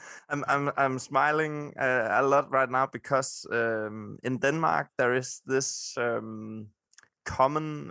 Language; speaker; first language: English; non-native, fluent; Danish